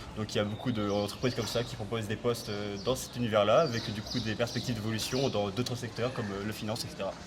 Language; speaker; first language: French; native; French